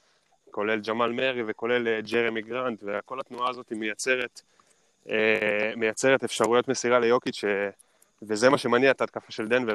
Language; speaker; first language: Hebrew; native; Hebrew